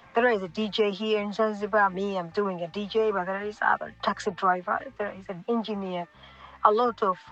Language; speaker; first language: English; non-native, local second language; Swahili